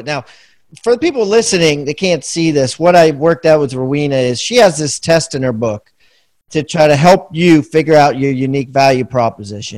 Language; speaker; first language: English; native; English